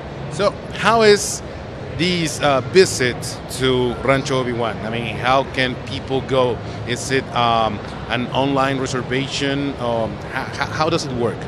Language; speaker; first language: English; non-native, fluent; Spanish